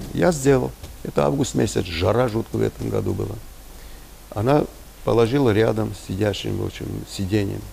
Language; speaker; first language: Russian; non-native, local second language; Armenian